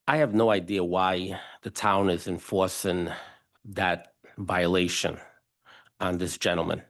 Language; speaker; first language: English; non-native, fluent; Italian